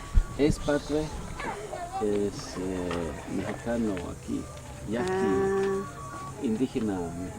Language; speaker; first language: Spanish; non-native, learner; German